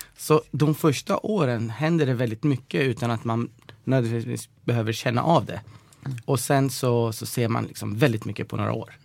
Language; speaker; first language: Swedish; early bilingual, other home language; Persian